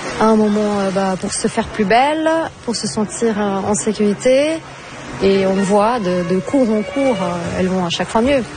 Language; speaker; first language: French; non-native, fluent; Portuguese